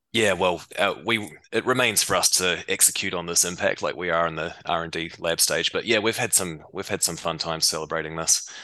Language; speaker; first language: English; native; English